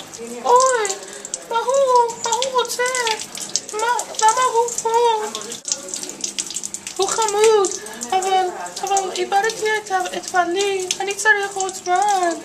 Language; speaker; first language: Hebrew; non-native, learner; English